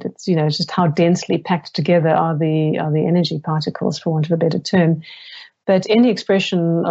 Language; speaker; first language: English; native; English